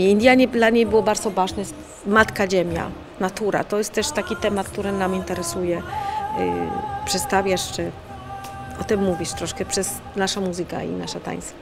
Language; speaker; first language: Polish; non-native, learner; Spanish